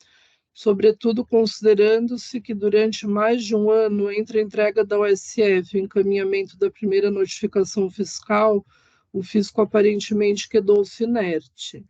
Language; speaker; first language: Portuguese; native; Portuguese